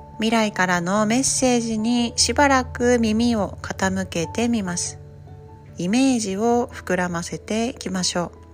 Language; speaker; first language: Japanese; native; Japanese